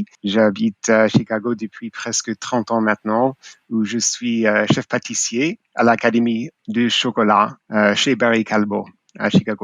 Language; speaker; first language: French; non-native, fluent; English